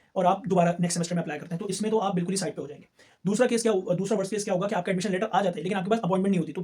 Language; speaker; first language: Urdu; native; Urdu